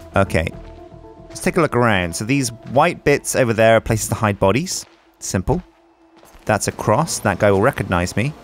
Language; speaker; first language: English; native; English